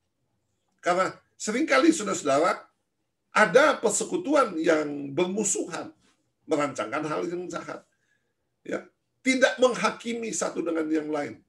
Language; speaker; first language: Indonesian; native; Indonesian